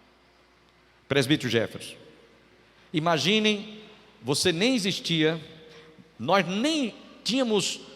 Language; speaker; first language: Portuguese; native; Portuguese